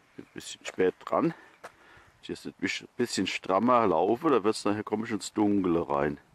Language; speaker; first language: German; native; German